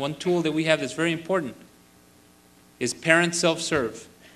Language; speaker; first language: English; early bilingual, other home language; Spanish